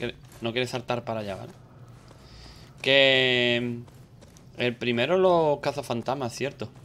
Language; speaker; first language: Spanish; native; Spanish